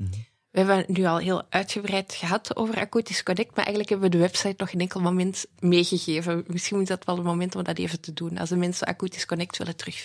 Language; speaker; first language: Dutch; native; Dutch